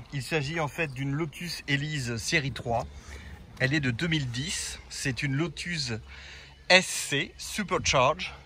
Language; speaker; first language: French; native; French